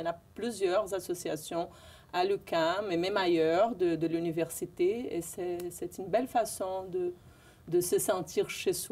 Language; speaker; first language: French; non-native, fluent; Portuguese